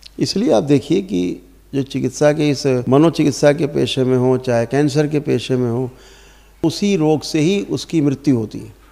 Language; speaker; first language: Hindi; native; Hindi